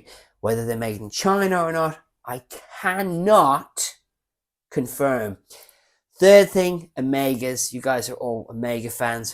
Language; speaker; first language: English; native; English